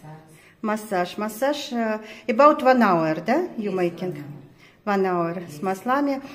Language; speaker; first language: Russian; native; Russian